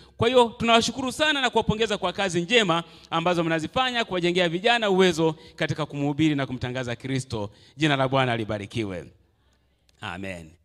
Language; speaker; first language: Swahili; native; Swahili